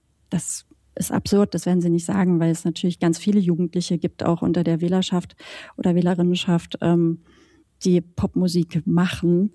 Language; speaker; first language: German; native; German